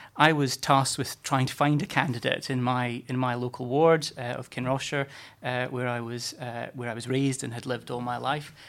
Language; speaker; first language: English; native; English